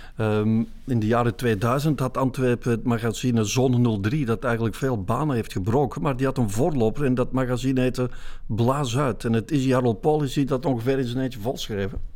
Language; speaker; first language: Dutch; native; Dutch